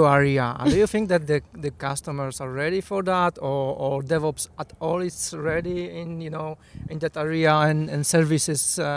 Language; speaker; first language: English; non-native, fluent; Polish